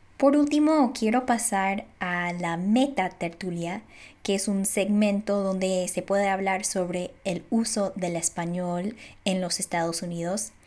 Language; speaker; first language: Spanish; non-native, fluent; English